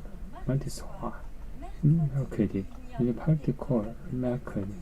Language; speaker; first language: French; non-native, learner; Japanese